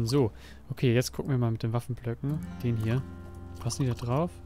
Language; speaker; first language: German; native; German